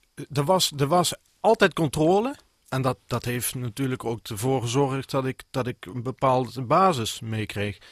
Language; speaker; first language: Dutch; native; Dutch